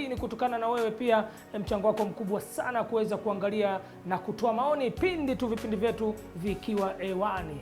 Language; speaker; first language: Swahili; native; Swahili